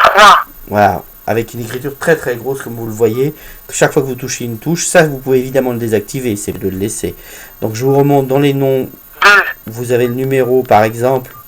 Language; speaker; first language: French; native; French